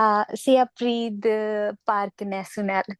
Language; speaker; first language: French; non-native, learner; Punjabi